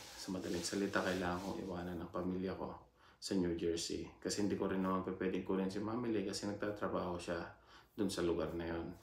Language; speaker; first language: Filipino; native; Filipino